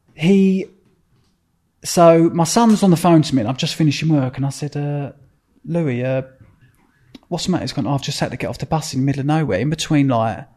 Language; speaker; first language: English; native; English